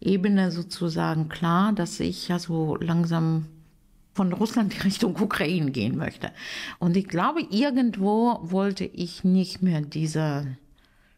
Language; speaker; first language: German; non-native, fluent; Russian